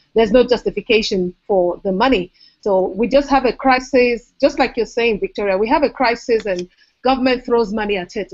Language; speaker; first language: English; non-native, local second language; Igbo